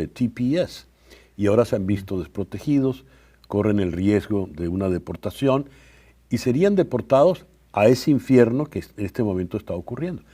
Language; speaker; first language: Spanish; native; Spanish